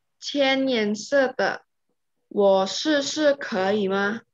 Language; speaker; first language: Chinese; non-native, learner; Indonesian